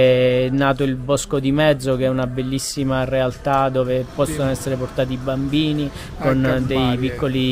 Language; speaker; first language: Italian; native; Italian